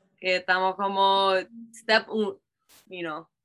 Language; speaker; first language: Spanish; non-native, learner; English